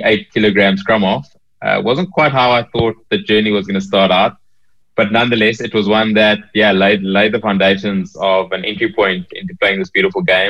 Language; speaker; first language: English; native; English